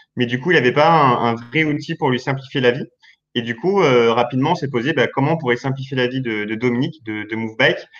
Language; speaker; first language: French; native; French